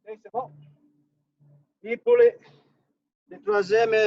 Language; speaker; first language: French; non-native, fluent; Portuguese